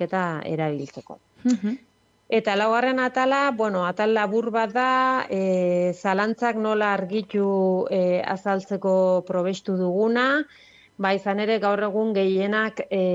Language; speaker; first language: Basque; native; Basque